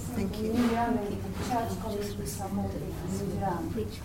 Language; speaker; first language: English; non-native, learner; Japanese